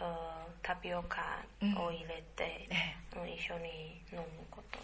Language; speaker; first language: Japanese; non-native, learner; Chinese